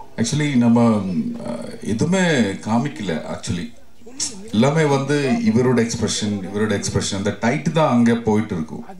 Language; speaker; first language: Tamil; non-native, learner; Malayalam